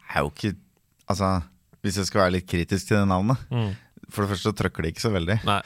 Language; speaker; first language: Norwegian; native; Norwegian